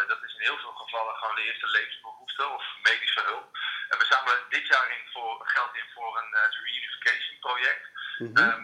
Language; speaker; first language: Dutch; native; Dutch